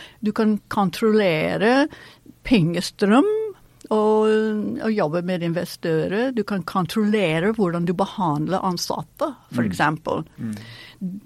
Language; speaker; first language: Norwegian; non-native, fluent; English